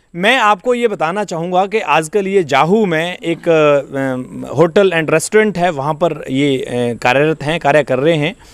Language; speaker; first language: Hindi; native; Hindi